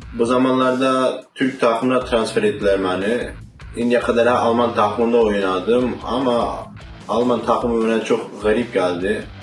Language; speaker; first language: Turkish; early bilingual, heritage; Turkish